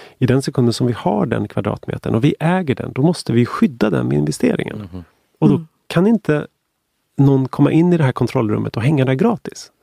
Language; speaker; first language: Swedish; native; Swedish